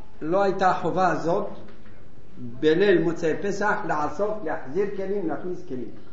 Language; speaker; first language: Hebrew; non-native, fluent; Arabic